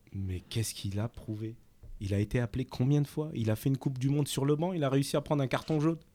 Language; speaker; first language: French; native; French